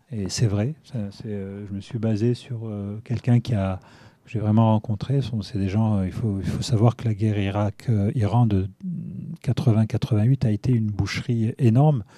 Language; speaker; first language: French; non-native, local second language; Arabic